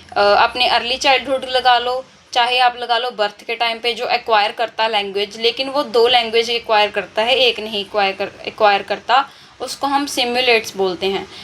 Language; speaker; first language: Hindi; native; Hindi